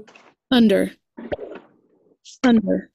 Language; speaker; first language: English; non-native, learner; Vietnamese